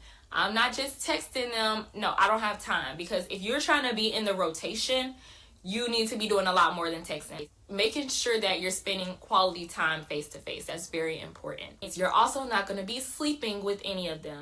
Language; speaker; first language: English; native; English